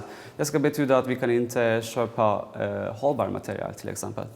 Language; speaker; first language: Swedish; non-native, fluent; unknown